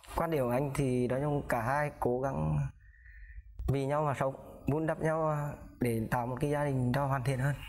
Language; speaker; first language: Vietnamese; native; Vietnamese